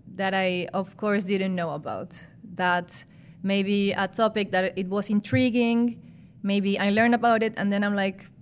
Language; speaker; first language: English; non-native, fluent; Spanish